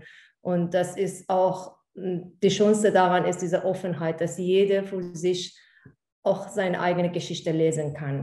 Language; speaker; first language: German; non-native, fluent; Persian